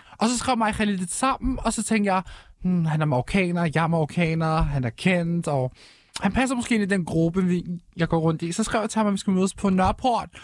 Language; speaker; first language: Danish; early bilingual, other home language; Arabic